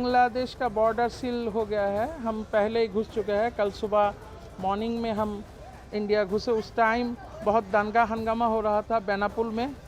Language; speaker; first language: Hindi; non-native, fluent; Bangla